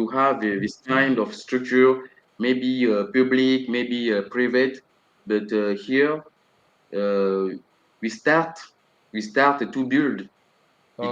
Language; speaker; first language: English; non-native, learner; French